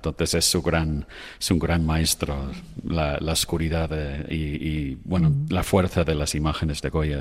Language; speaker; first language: Spanish; non-native, fluent; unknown